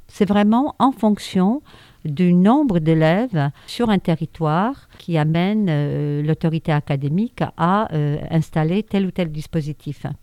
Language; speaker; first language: French; non-native, fluent; Polish